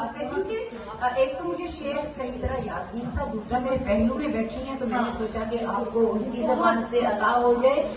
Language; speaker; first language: Urdu; native; Urdu